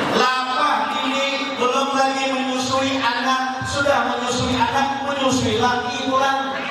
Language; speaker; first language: Indonesian; non-native, local second language; Banjar